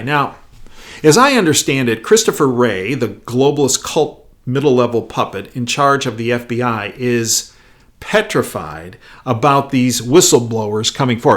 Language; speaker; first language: English; native; English